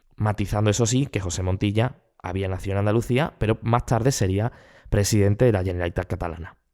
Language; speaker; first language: Spanish; native; Spanish